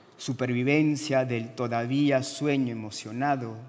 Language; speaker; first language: Spanish; native; Spanish